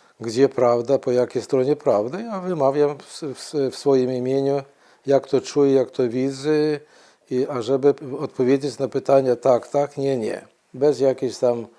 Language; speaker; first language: Polish; non-native, fluent; Ukrainian